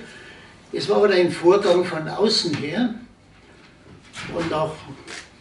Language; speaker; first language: German; native; German